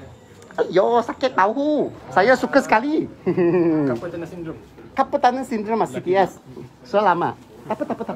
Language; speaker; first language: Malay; non-native, local second language; Cantonese